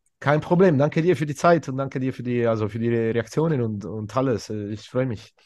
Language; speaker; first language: German; non-native, fluent; Italian